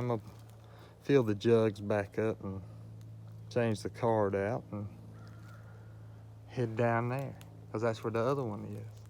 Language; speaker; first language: English; native; English